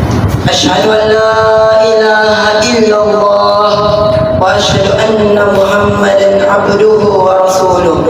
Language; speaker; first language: Arabic; non-native, learner; Malay